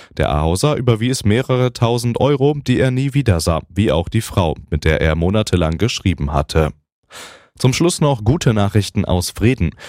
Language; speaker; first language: German; native; German